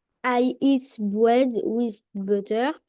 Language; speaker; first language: English; non-native, learner; French